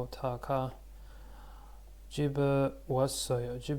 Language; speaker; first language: Korean; non-native, learner; Russian